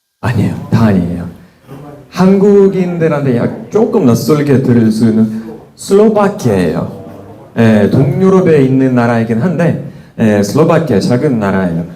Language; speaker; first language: Korean; non-native, fluent; Russian